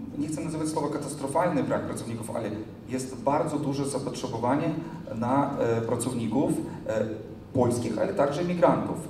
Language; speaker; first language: Polish; non-native, fluent; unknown